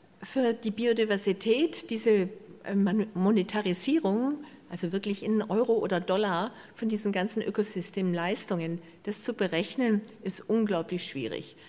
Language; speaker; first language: German; native; German